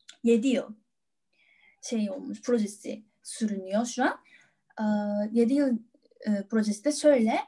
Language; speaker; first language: Turkish; non-native, fluent; Korean